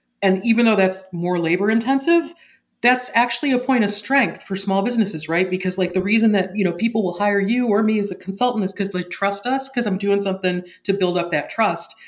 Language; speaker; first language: English; native; English